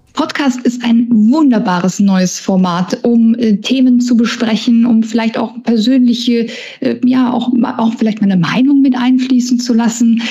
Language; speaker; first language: German; native; German